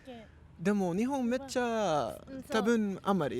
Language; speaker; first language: Japanese; non-native, learner; English